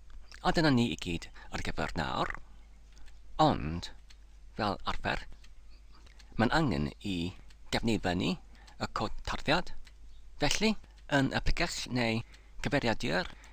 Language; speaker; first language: Welsh; non-native, learner; English